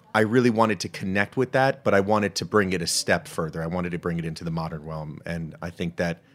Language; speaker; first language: English; native; English